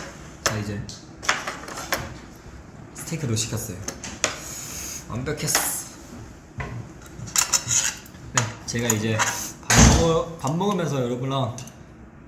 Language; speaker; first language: Korean; non-native, fluent; Chinese